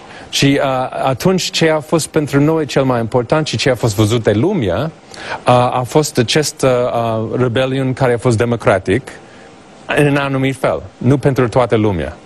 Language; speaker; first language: Romanian; non-native, fluent; English